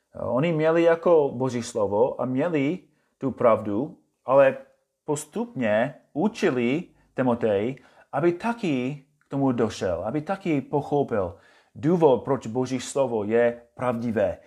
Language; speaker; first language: Czech; non-native, fluent; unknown